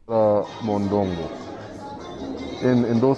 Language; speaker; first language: Spanish; non-native, learner; English